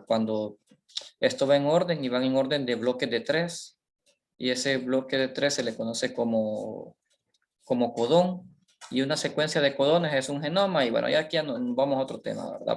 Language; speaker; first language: Spanish; native; Spanish